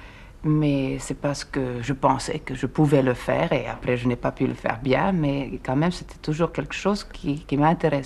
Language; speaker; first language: French; non-native, fluent; Swedish